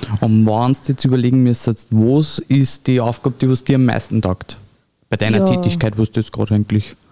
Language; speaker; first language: German; native; German